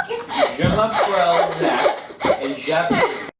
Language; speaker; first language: French; non-native, learner; English